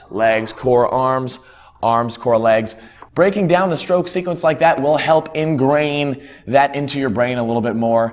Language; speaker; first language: English; native; English